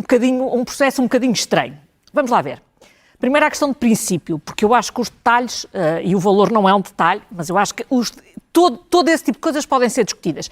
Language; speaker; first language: Portuguese; native; Portuguese